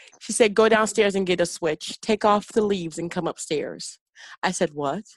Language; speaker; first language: English; native; English